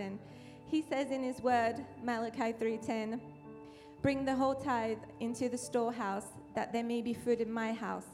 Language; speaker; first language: English; non-native, fluent; French